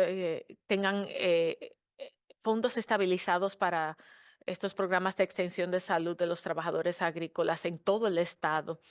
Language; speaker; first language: Spanish; non-native, fluent; English